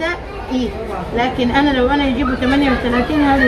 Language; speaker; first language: Arabic; native; Arabic